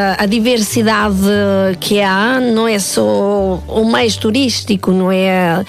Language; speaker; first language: Portuguese; non-native, fluent; Spanish